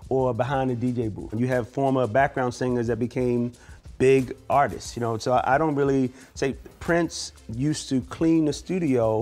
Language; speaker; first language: English; native; English